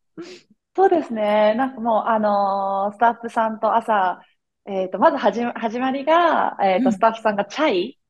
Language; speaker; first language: Japanese; early bilingual, heritage; Japanese